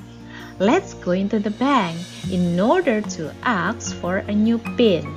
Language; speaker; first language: English; non-native, fluent; Indonesian